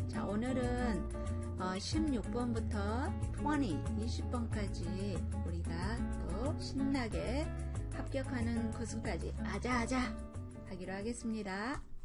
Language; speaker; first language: Korean; native; Korean